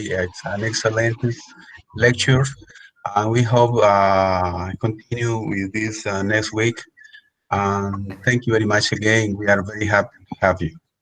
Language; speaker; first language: English; non-native, fluent; Spanish